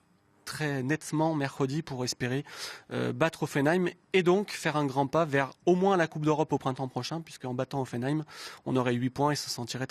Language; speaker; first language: French; native; French